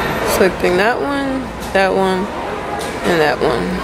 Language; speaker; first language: English; native; English